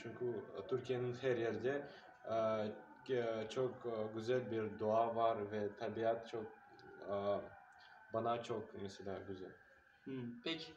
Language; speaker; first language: Turkish; non-native, learner; Kazakh